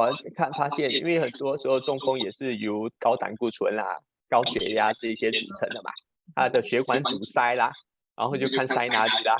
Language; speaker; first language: Chinese; native; Chinese